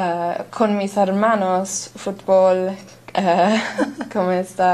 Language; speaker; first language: Spanish; non-native, learner; English